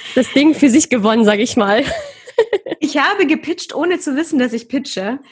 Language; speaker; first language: German; early bilingual, other home language; Persian